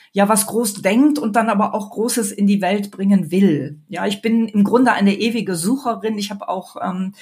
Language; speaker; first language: German; native; German